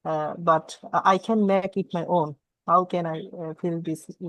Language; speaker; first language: English; non-native, learner; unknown